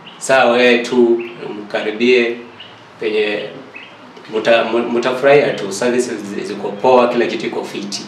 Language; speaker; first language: Swahili; native; Swahili